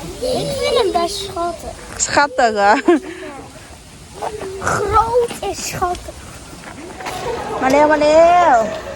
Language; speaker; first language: Dutch; non-native, learner; Thai